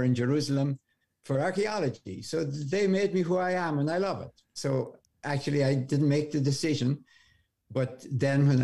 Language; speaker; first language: English; native; English